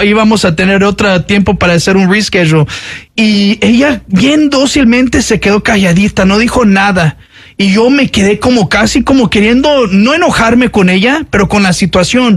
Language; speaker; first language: Spanish; early bilingual, heritage; Spanish